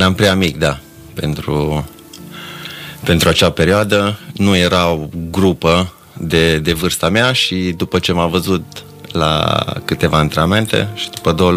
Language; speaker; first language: Romanian; native; Romanian